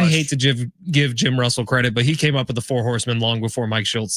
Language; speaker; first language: English; native; English